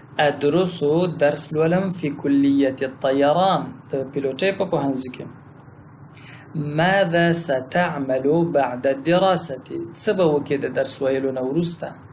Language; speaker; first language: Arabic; non-native, fluent; Pashto